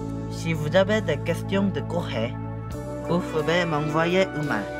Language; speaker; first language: French; non-native, learner; Korean